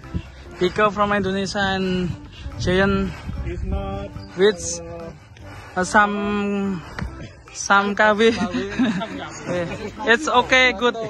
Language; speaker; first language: English; non-native, learner; Indonesian